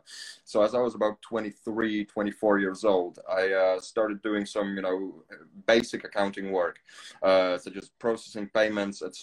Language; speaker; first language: English; non-native, fluent; Polish